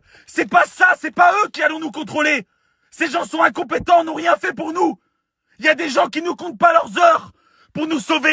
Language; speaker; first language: French; native; French